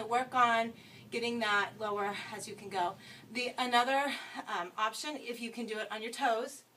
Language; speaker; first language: English; native; English